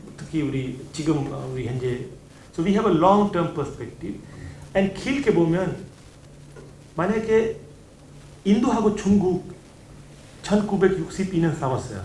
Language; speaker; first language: Korean; non-native, learner; Hindi